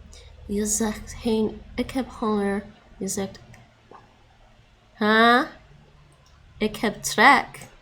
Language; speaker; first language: Dutch; non-native, fluent; English